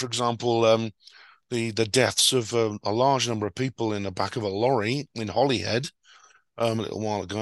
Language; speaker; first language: English; native; English